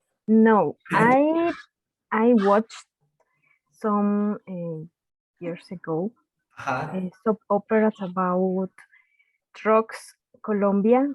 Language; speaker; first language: English; non-native, learner; Spanish